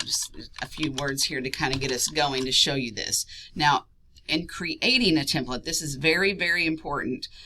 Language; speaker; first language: English; native; English